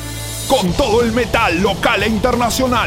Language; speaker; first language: Spanish; native; Spanish